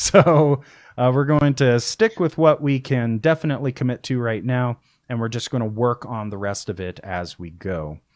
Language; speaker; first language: English; native; English